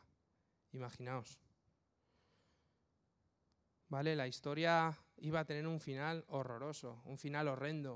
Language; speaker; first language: Spanish; native; Spanish